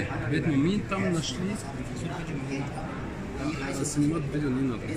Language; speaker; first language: Russian; non-native, learner; Arabic